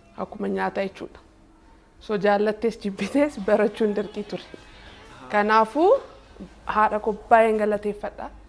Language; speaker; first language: Oromo; early bilingual, heritage; Oromo